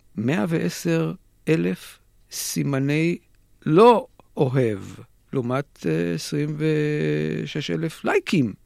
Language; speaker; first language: Hebrew; native; Hebrew